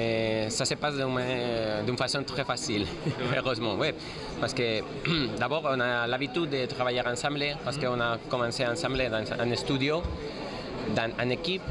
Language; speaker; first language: French; non-native, fluent; Spanish